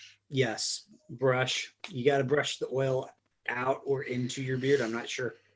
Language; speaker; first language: English; native; English